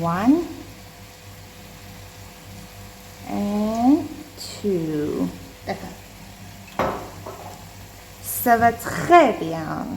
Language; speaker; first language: French; non-native, learner; Persian